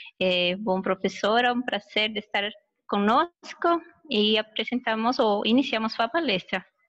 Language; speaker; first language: Portuguese; non-native, fluent; Spanish